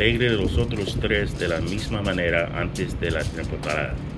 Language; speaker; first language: Spanish; early bilingual, heritage; English